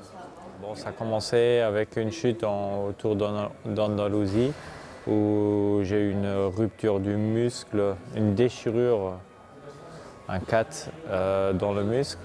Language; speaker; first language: French; non-native, local second language; Luxembourgish